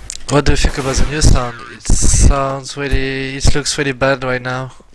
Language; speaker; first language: English; non-native, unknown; French